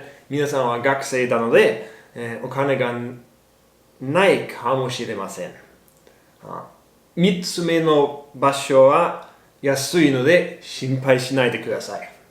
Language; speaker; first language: Japanese; non-native, learner; English